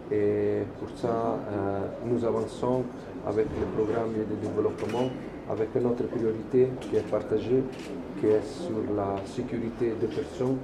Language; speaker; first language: French; non-native, fluent; Italian